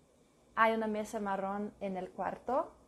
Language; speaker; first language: Spanish; non-native, learner; English